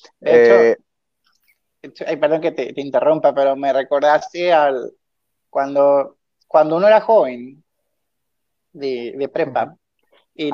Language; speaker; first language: Spanish; native; Spanish